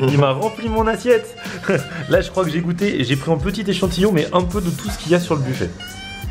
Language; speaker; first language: French; native; French